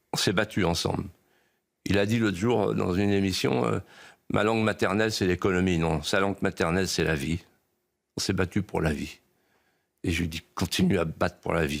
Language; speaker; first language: French; native; French